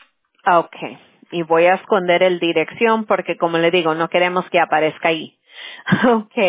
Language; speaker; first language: Spanish; early bilingual, heritage; Spanish